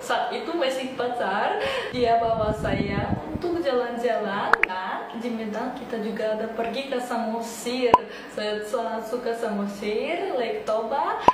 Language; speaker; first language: Indonesian; non-native, fluent; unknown